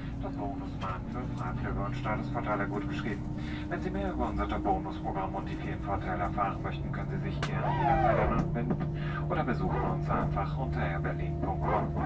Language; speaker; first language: German; native; German